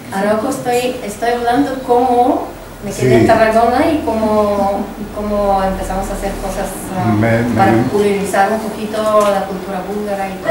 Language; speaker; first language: Spanish; non-native, fluent; Bulgarian